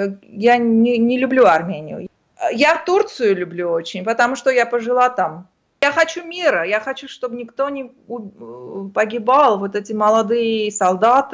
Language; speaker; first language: Russian; early bilingual, other home language; Armenian